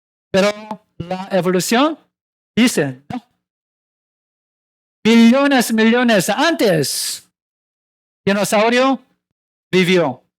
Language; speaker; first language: Spanish; non-native, learner; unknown